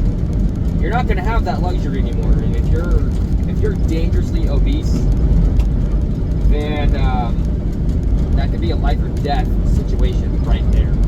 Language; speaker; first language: English; native; English